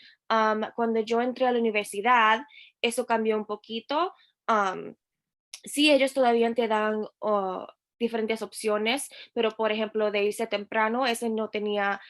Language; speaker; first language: Spanish; early bilingual, heritage; Spanish